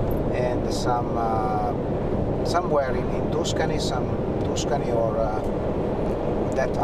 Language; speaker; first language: English; non-native, learner; Italian